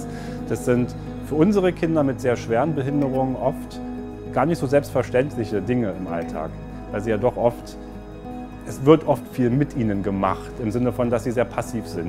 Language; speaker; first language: German; native; German